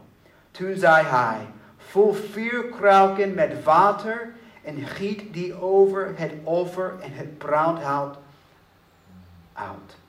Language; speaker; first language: Dutch; non-native, learner; English